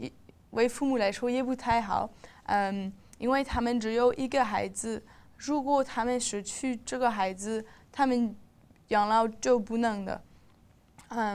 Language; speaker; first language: Chinese; non-native, learner; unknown